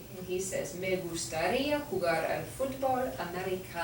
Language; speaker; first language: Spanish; non-native, fluent; English